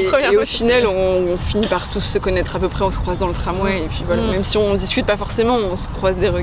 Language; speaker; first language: French; native; French